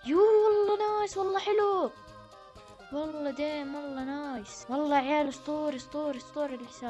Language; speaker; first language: Arabic; native; Arabic